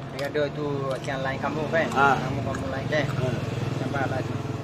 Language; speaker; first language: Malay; non-native, learner; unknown